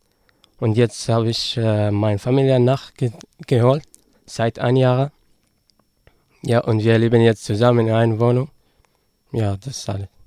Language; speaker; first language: German; non-native, learner; Arabic